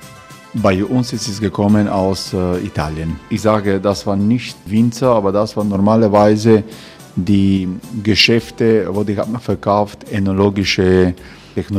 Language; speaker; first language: German; non-native, learner; Croatian